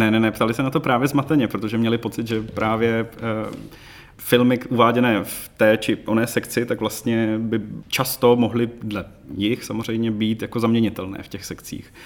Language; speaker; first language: Czech; native; Czech